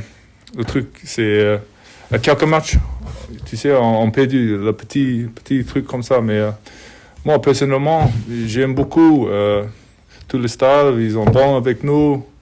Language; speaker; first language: French; non-native, learner; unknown